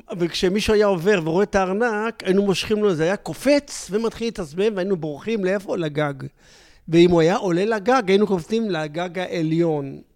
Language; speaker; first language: Hebrew; native; Hebrew